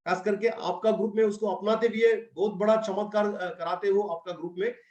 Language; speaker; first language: Hindi; non-native, local second language; Kannada